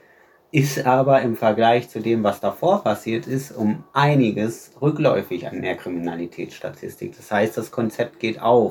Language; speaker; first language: German; native; German